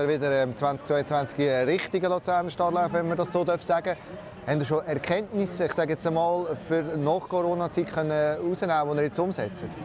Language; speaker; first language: German; native; German